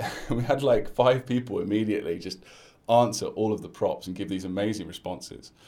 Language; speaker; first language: English; native; English